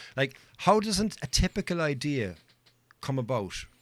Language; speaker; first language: English; native; English